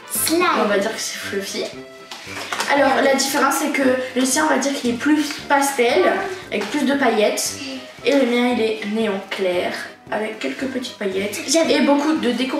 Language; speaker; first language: French; native; French